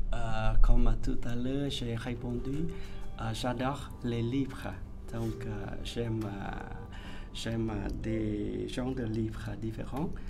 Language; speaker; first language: French; non-native, fluent; Vietnamese